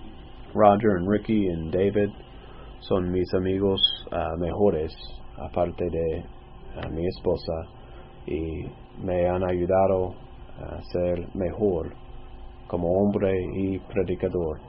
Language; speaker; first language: Spanish; non-native, fluent; English